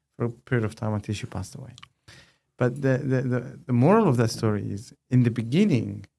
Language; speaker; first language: English; non-native, fluent; Arabic